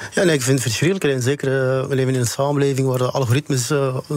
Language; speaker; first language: Dutch; native; Dutch